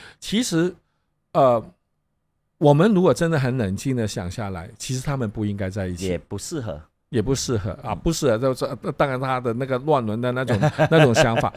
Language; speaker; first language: Chinese; non-native, local second language; Cantonese